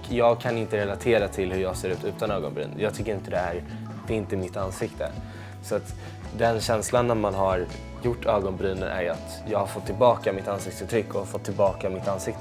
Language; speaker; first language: Swedish; native; Swedish